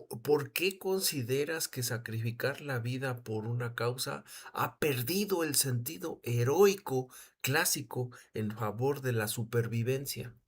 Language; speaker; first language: Spanish; native; Spanish